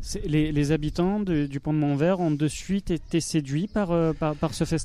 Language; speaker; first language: French; native; French